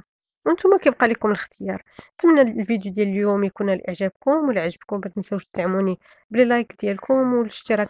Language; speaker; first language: Arabic; native; Arabic